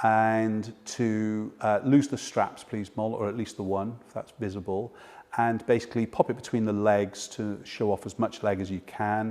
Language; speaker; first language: English; native; English